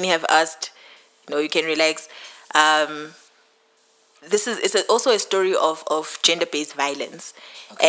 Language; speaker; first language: English; non-native, local second language; Zulu